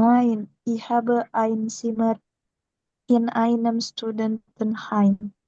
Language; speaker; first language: German; non-native, learner; Indonesian